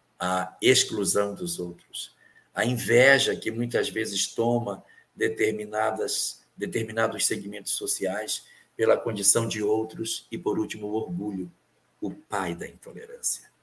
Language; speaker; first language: Portuguese; native; Portuguese